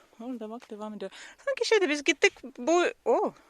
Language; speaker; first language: Turkish; non-native, learner; Russian